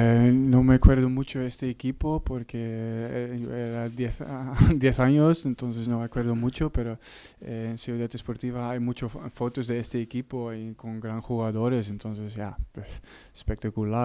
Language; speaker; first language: Spanish; non-native, learner; Dutch